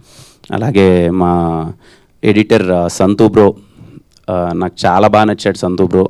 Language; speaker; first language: Telugu; native; Telugu